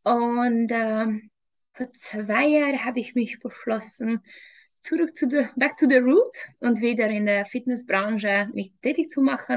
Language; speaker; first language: German; non-native, fluent; Hungarian